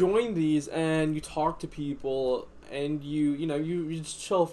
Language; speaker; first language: English; native; English